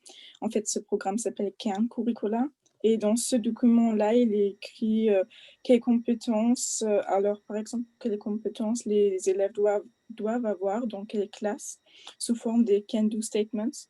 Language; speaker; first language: French; non-native, fluent; German